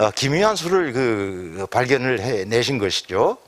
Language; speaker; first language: Korean; native; Korean